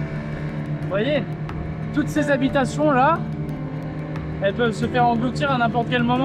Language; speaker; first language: French; native; French